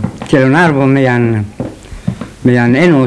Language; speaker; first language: Finnish; early bilingual, heritage; Finnish